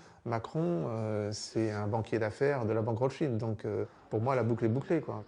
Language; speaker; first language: French; native; French